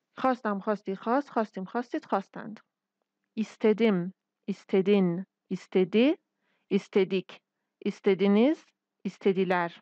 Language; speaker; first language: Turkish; non-native, fluent; Persian